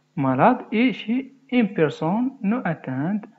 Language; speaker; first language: French; non-native, local second language; Arabic